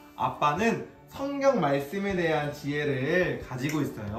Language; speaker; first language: Korean; native; Korean